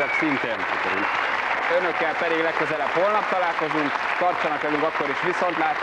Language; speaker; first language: Hungarian; native; Hungarian